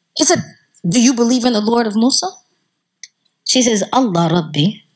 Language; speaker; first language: English; native; English